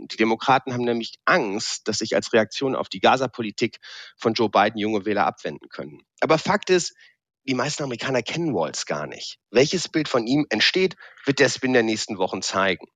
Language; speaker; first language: German; native; German